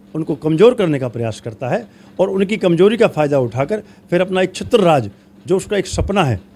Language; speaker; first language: Hindi; native; Hindi